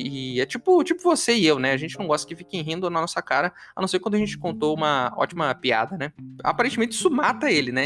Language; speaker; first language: Portuguese; native; Portuguese